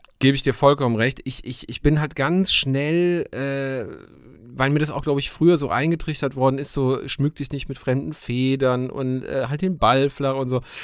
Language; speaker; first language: German; native; German